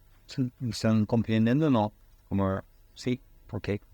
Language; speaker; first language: Spanish; non-native, learner; Portuguese